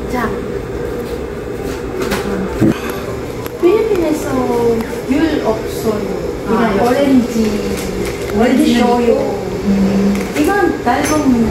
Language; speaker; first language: Korean; non-native, learner; Filipino